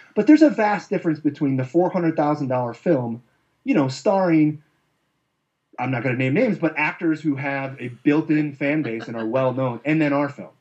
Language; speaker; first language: English; native; English